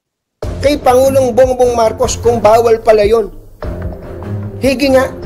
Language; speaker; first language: Filipino; native; Filipino